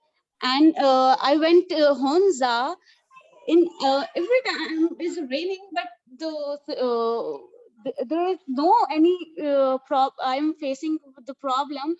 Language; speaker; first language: English; non-native, local second language; Urdu